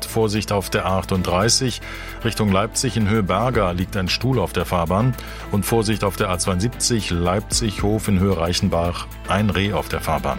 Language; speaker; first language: German; native; German